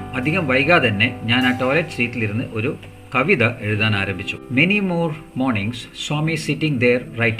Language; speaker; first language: Malayalam; native; Malayalam